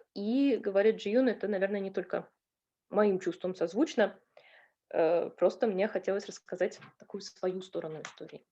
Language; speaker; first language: Russian; native; Russian